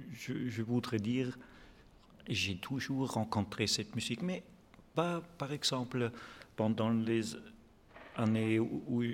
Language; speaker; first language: French; non-native, fluent; German